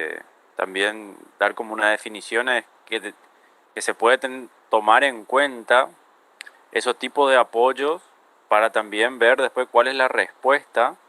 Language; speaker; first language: Spanish; native; Spanish